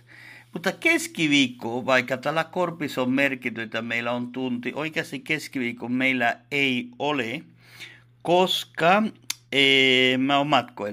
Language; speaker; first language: Finnish; non-native, learner; Spanish